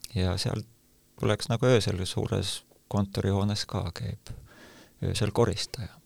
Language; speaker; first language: Estonian; native; Estonian